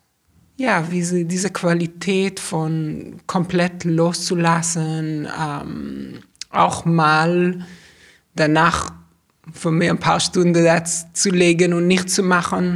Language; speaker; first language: German; non-native, fluent; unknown